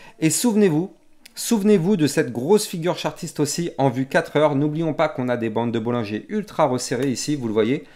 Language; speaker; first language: French; native; French